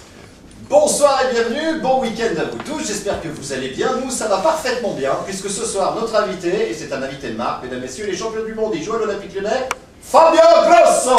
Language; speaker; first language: French; native; French